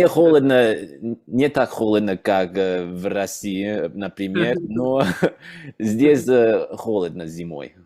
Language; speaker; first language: Russian; non-native, learner; English